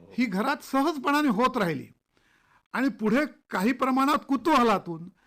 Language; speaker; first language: Marathi; native; Marathi